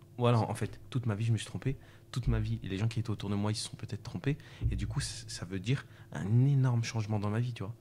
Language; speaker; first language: French; native; French